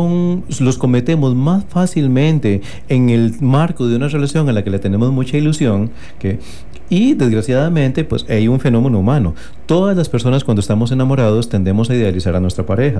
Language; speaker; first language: Spanish; native; Spanish